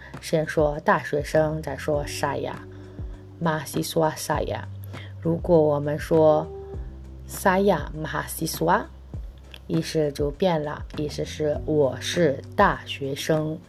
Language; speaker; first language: Chinese; non-native, fluent; Indonesian